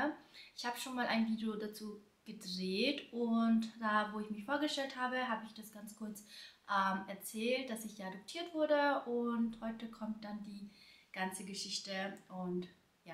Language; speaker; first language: German; early bilingual, other home language; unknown